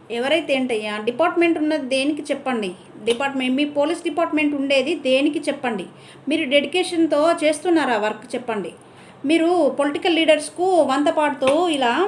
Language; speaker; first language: Telugu; native; Telugu